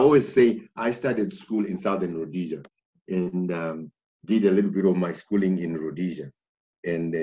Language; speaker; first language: English; non-native, local second language; Shona